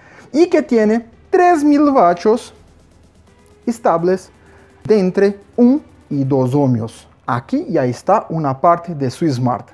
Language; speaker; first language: Spanish; non-native, fluent; Portuguese